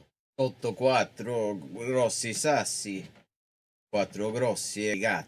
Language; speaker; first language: Italian; non-native, fluent; English